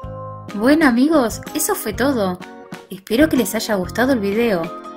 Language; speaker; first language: Spanish; native; Spanish